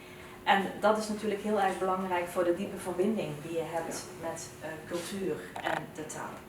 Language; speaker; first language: Dutch; early bilingual, other home language; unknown